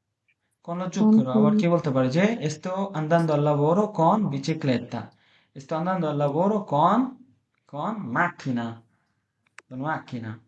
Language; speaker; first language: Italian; non-native, learner; Bangla